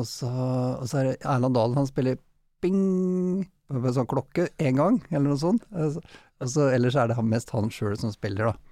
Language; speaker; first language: Norwegian; native; Norwegian